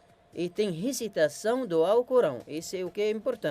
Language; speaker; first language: Portuguese; non-native, learner; Arabic